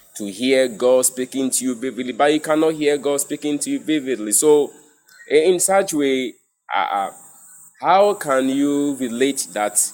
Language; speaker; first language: English; non-native, local second language; Akan